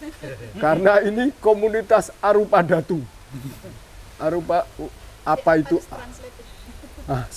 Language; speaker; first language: Indonesian; non-native, local second language; Javanese